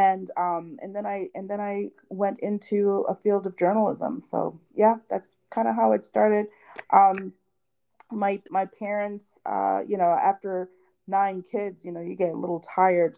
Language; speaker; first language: English; early bilingual, other home language; Haitian Creole